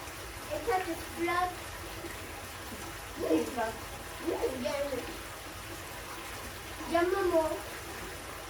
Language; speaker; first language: French; early bilingual, heritage; French